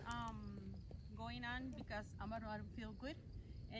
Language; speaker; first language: English; non-native, learner; Spanish